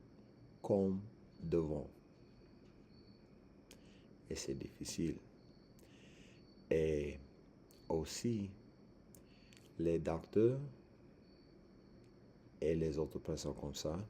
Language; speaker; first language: French; non-native, learner; English